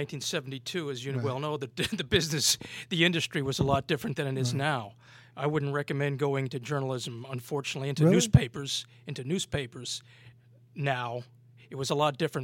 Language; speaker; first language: English; native; English